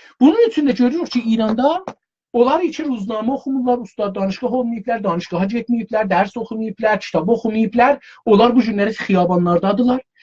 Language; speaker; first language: Azerbaijani; native; Azerbaijani